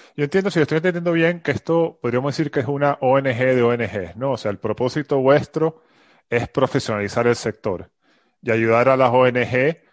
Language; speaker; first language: Spanish; native; Spanish